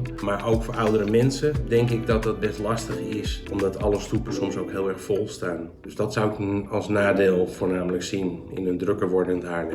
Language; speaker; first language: Dutch; native; Dutch